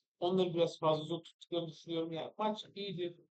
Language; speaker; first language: Turkish; native; Turkish